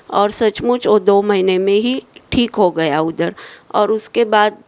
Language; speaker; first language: Hindi; non-native, local second language; Marathi